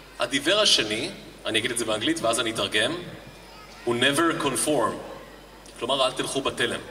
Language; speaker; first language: Hebrew; native; Hebrew